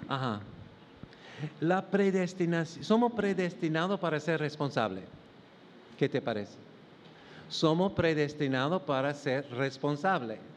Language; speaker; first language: Spanish; non-native, fluent; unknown